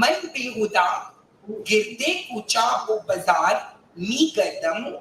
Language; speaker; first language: Hindi; native; Hindi